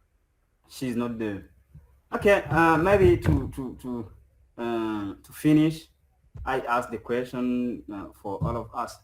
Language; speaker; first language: English; non-native, fluent; French